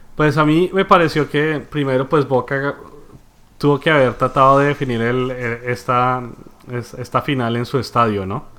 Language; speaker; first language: Spanish; native; Spanish